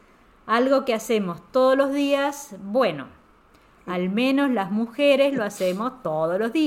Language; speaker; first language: Spanish; native; Spanish